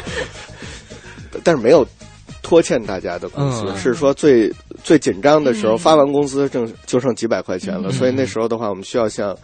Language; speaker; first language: Chinese; native; Chinese